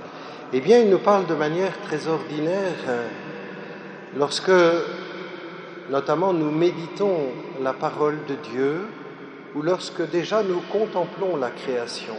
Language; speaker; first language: French; native; French